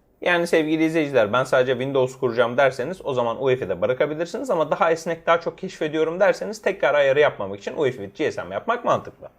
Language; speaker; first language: Turkish; native; Turkish